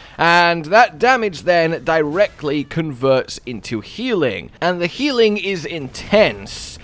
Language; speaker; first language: English; native; English